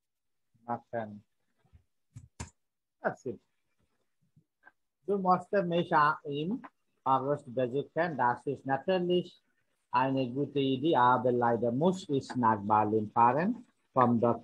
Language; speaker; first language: German; non-native, fluent; Bangla